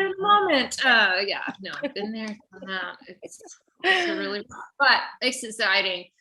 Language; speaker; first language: English; native; English